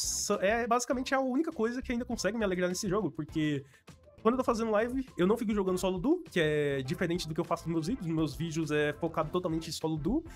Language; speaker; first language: Portuguese; native; Portuguese